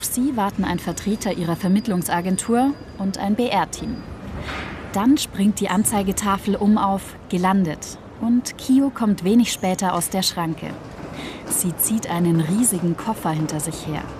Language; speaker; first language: German; native; German